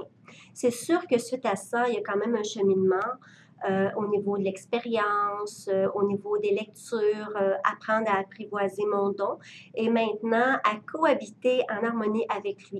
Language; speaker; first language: French; native; French